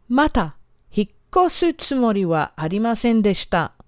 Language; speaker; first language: Japanese; non-native, fluent; English